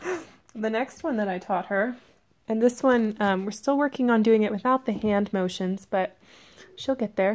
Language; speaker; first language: English; native; English